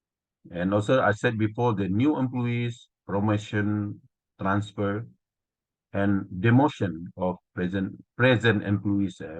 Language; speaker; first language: English; non-native, learner; Indonesian